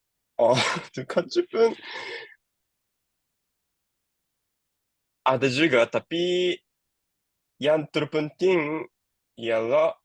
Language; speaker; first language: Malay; non-native, learner; Japanese